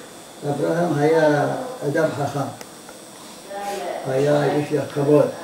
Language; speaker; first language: Hebrew; non-native, learner; Arabic